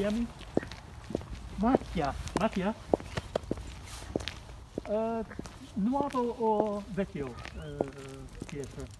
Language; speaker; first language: Italian; non-native, learner; English